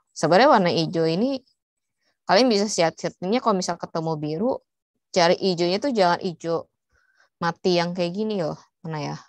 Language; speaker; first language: Indonesian; native; Indonesian